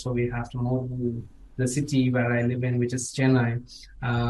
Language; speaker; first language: English; non-native, local second language; Tamil